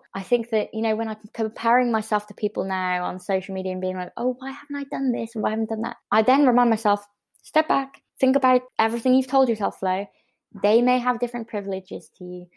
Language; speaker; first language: English; native; English